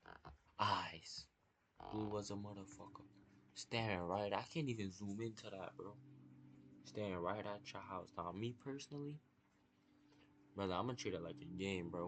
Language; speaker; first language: English; native; English